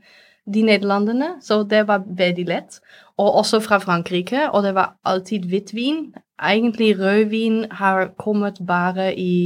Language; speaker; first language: Swedish; non-native, fluent; Dutch